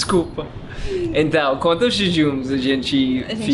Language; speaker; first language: Portuguese; non-native, learner; English